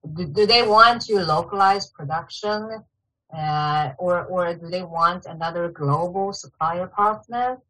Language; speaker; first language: English; non-native, fluent; Chinese